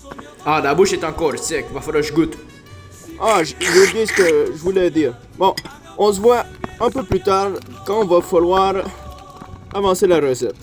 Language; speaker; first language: French; native; French